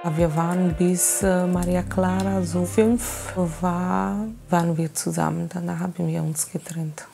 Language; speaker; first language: German; non-native, fluent; Portuguese